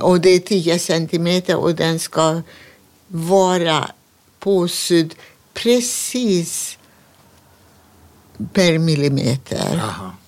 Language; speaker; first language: Swedish; non-native, fluent; Hungarian